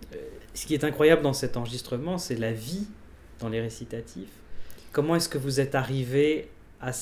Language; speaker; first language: French; native; French